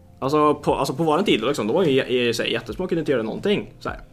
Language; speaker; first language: Swedish; native; Swedish